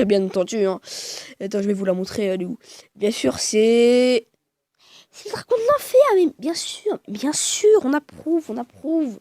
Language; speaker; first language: French; native; French